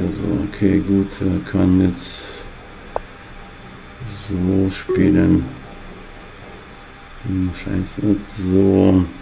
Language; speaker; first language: German; non-native, fluent; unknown